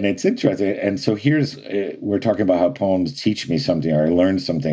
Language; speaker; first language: English; native; English